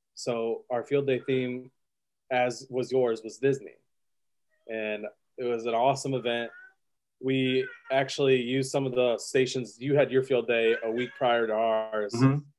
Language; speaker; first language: English; native; English